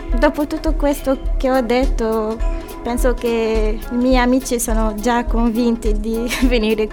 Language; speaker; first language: Italian; non-native, fluent; Arabic